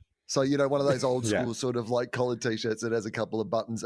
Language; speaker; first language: English; native; English